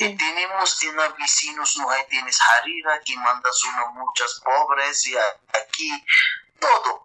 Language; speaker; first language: Spanish; non-native, learner; Arabic